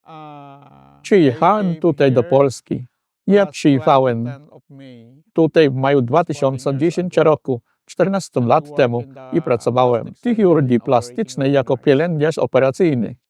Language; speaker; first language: Polish; non-native, fluent; Filipino